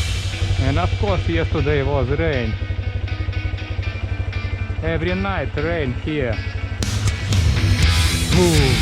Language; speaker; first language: English; non-native, learner; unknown